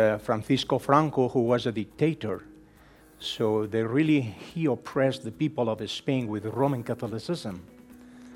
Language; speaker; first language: English; non-native, fluent; Spanish